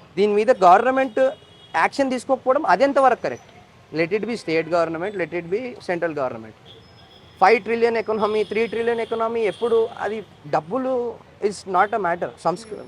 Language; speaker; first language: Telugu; native; Telugu